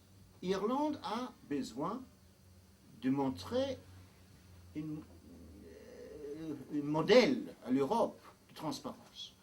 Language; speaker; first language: French; non-native, fluent; English